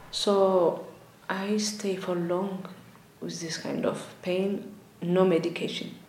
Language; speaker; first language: English; non-native, learner; Tigrinya